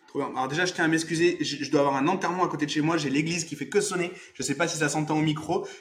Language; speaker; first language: French; native; French